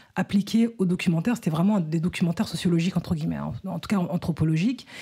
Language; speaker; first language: French; native; French